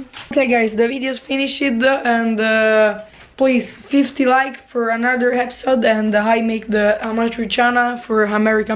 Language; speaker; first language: English; non-native, learner; Italian